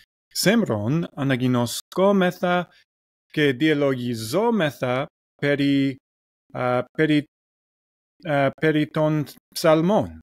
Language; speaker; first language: Greek; non-native, learner; English